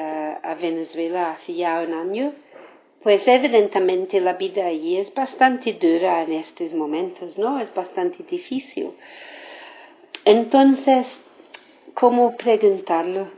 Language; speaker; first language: Spanish; non-native, fluent; English